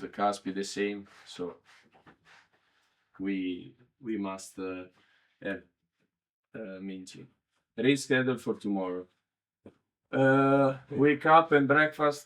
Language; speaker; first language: English; non-native, learner; Italian